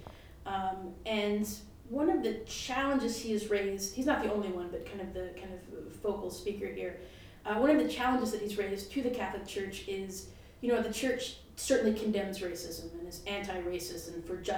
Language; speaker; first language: English; native; English